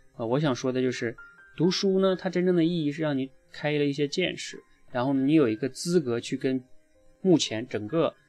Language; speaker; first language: Chinese; native; Chinese